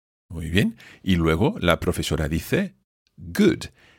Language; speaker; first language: Spanish; native; Spanish